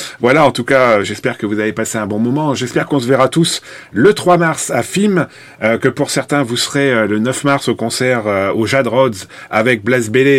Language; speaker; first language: French; native; French